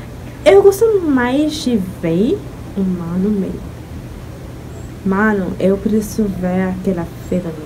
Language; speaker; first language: Portuguese; non-native, learner; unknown